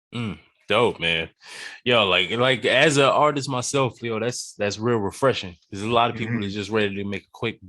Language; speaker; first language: English; native; English